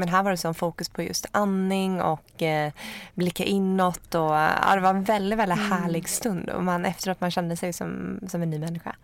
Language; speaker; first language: Swedish; early bilingual, other home language; Persian